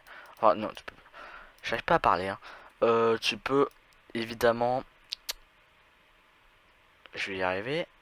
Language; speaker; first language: French; native; French